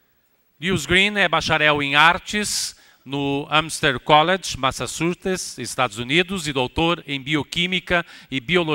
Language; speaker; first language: Portuguese; native; Portuguese